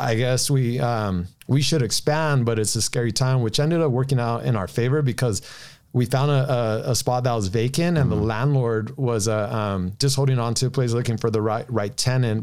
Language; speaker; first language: English; native; English